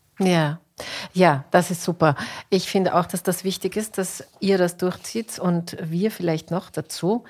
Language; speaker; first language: German; native; German